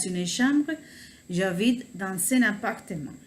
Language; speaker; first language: French; non-native, learner; Spanish